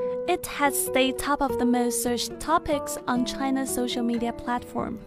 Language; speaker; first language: English; non-native, fluent; Chinese